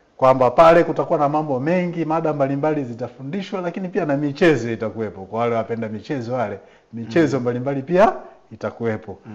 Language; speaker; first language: Swahili; native; Swahili